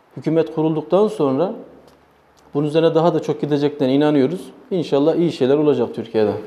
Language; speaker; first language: Turkish; early bilingual, heritage; Turkish